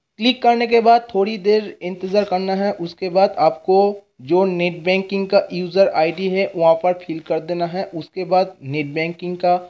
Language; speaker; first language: Hindi; non-native, local second language; Bangla